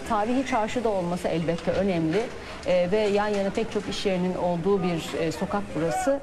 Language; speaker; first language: Turkish; native; Turkish